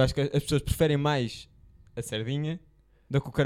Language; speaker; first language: Portuguese; native; Portuguese